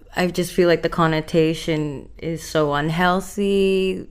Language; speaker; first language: English; non-native, fluent; Indonesian